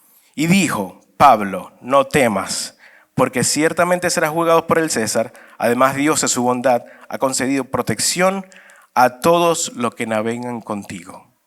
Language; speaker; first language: Spanish; native; Spanish